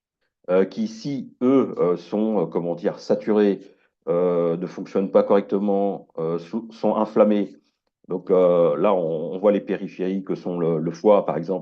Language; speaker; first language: French; native; French